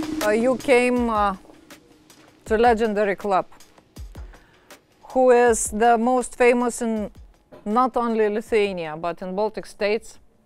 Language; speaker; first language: English; non-native, fluent; Lithuanian